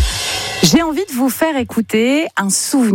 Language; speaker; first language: French; native; French